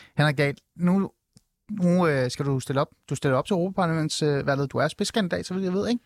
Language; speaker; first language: Danish; early bilingual, other home language; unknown